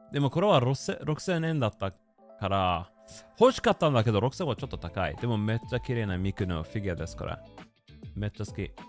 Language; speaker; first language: Japanese; non-native, learner; Swedish